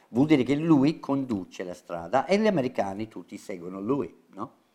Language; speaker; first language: Italian; non-native, fluent; English